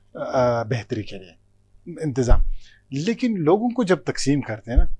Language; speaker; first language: Urdu; non-native, local second language; Pashto